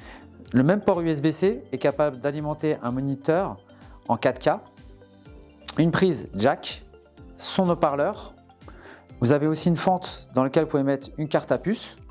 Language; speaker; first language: French; native; French